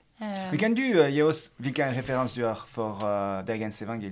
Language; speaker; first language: Swedish; non-native, fluent; French